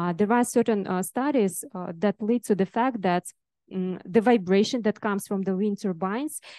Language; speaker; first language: English; non-native, fluent; Russian